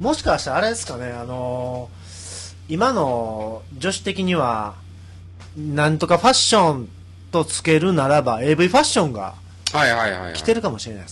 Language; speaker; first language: Japanese; native; Japanese